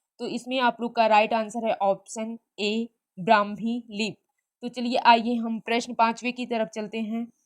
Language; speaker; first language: Hindi; native; Hindi